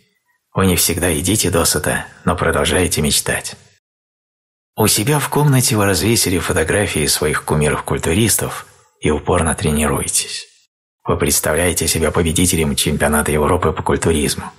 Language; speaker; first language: Russian; native; Russian